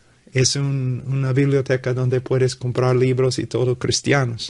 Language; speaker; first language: Spanish; non-native, fluent; English